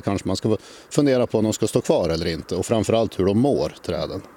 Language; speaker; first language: Swedish; native; Swedish